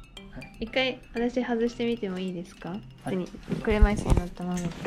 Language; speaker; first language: Japanese; native; Japanese